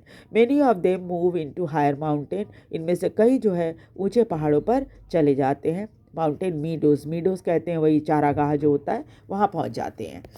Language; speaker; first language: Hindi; native; Hindi